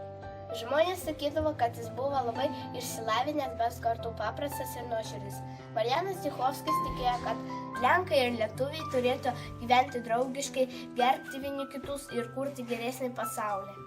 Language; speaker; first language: Lithuanian; non-native, local second language; Polish